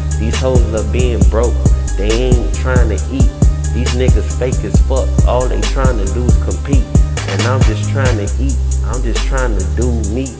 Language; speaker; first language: English; native; English